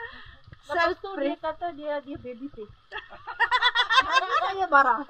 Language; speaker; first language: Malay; non-native, local second language; Tamil